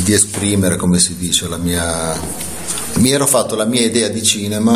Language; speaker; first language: Italian; native; Italian